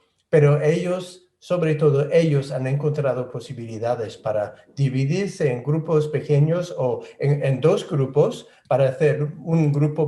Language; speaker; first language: Spanish; non-native, fluent; English